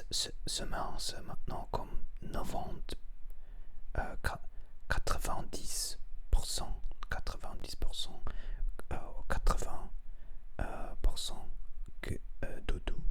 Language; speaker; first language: French; non-native, learner; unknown